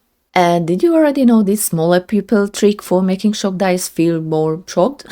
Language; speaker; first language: English; non-native, fluent; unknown